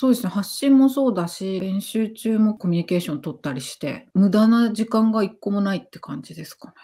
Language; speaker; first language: Japanese; native; Japanese